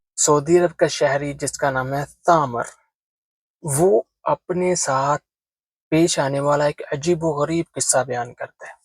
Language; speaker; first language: Urdu; non-native, local second language; Punjabi